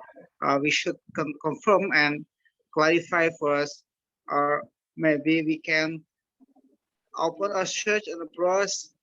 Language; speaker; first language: English; non-native, learner; Indonesian